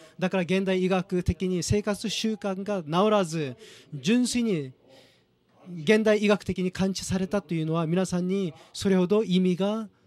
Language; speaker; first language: Japanese; non-native, fluent; Korean